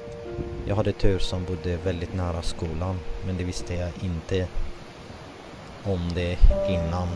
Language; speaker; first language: Swedish; non-native, fluent; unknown